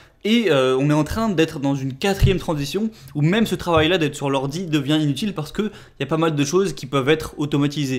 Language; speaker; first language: French; native; French